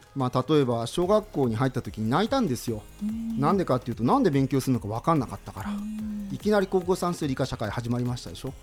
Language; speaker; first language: Japanese; native; Japanese